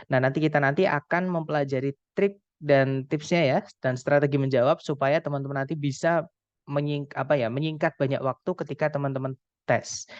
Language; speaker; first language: Indonesian; non-native, local second language; Javanese